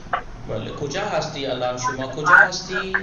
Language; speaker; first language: Persian; non-native, fluent; Urdu